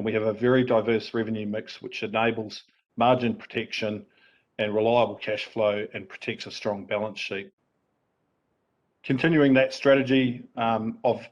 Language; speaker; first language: English; native; English